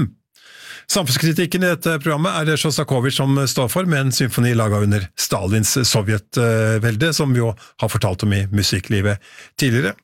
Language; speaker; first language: Norwegian; native; Norwegian